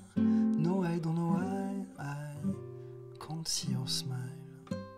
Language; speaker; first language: French; native; French